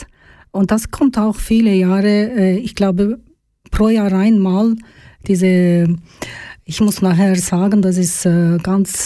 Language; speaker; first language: German; non-native, learner; Georgian